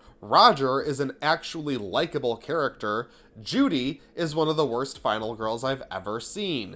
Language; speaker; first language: English; native; English